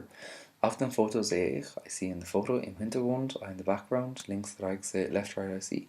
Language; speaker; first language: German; non-native, fluent; English